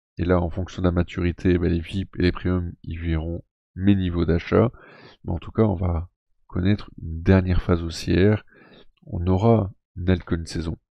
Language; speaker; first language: French; native; French